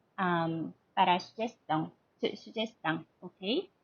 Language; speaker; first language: Portuguese; non-native, learner; Korean